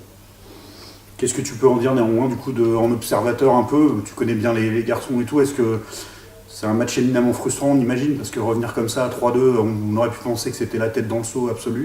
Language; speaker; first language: French; native; French